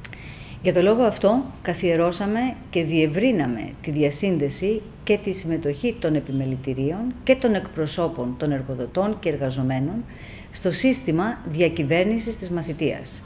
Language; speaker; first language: Greek; native; Greek